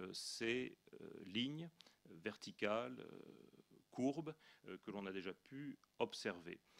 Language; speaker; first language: French; native; French